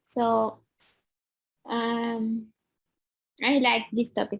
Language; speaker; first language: English; non-native, learner; Spanish